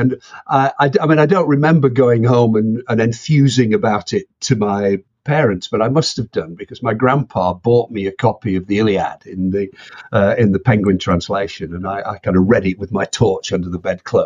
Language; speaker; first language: English; native; English